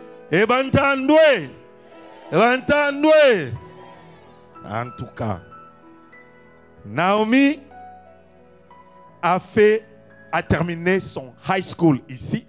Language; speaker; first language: French; non-native, local second language; Lingala